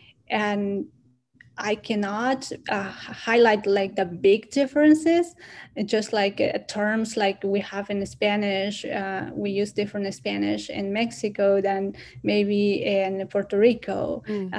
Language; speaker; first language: English; non-native, fluent; Quechua